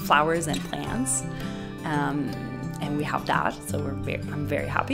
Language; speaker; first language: English; non-native, fluent; Italian